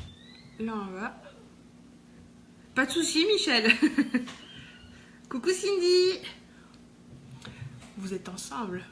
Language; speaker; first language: French; native; French